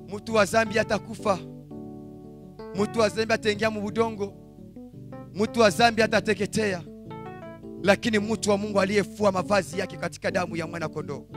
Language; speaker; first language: Swahili; native; Swahili